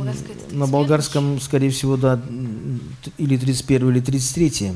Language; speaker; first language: Russian; native; Russian